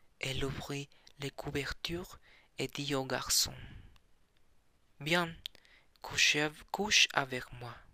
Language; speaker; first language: French; non-native, learner; Spanish